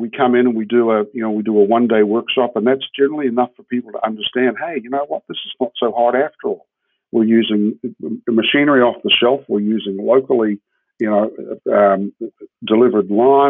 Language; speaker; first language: English; native; English